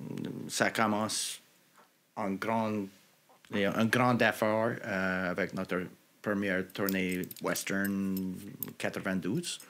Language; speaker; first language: French; non-native, local second language; English